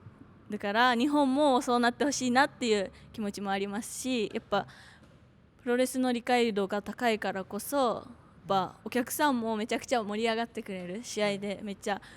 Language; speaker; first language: Japanese; native; Japanese